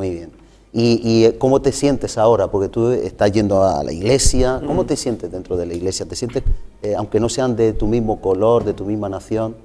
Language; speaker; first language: Spanish; native; Spanish